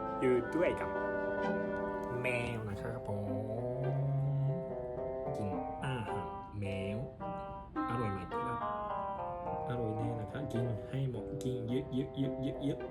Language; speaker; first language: Thai; non-native, fluent; Japanese